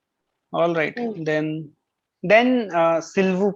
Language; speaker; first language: French; non-native, fluent; Hindi